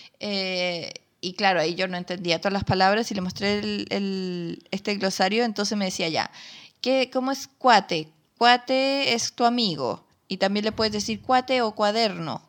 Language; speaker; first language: Spanish; native; Spanish